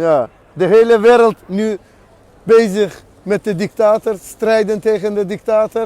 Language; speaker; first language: Dutch; non-native, learner; Azerbaijani